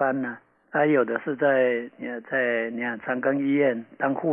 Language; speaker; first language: Chinese; native; Chinese